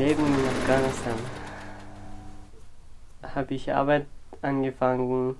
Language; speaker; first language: German; non-native, learner; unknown